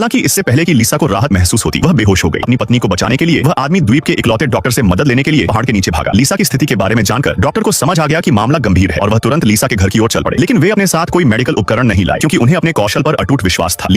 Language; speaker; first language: Hindi; native; Hindi